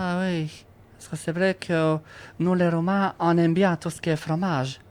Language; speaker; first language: French; non-native, fluent; Romanian